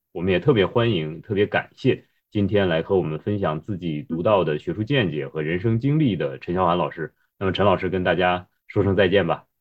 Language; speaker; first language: Chinese; native; Chinese